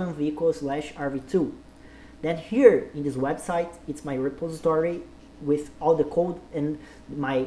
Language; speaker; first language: English; non-native, learner; Portuguese